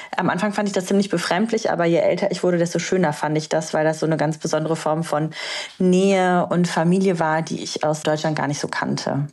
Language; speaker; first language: German; early bilingual, other home language; Romanian